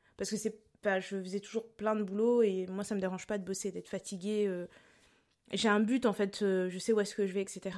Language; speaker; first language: French; early bilingual, other home language; Lingala